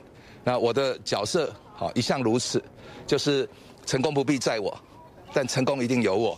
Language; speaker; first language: Chinese; native; Chinese